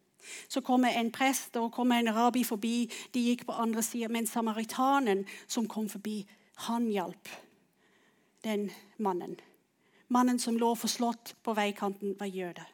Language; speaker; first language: Norwegian; non-native, fluent; English